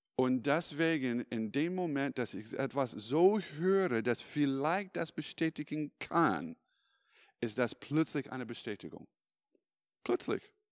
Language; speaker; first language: German; non-native, fluent; English